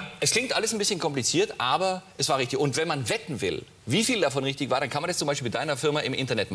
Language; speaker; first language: German; native; German